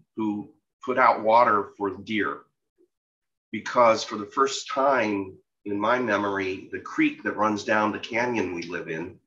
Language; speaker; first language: English; native; English